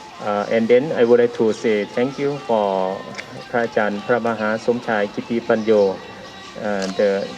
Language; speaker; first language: English; non-native, learner; Thai